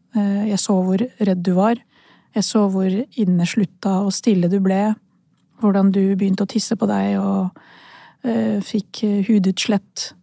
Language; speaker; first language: Norwegian; early bilingual, other home language; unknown